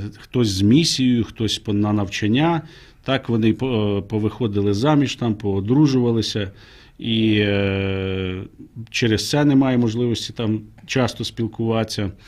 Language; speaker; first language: Ukrainian; native; Ukrainian